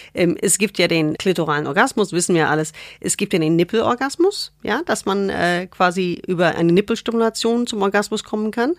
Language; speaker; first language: German; non-native, fluent; English